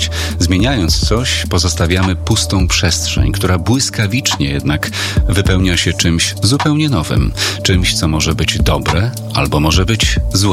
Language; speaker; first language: Polish; native; Polish